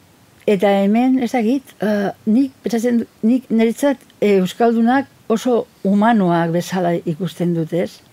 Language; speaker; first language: Basque; non-native, fluent; Catalan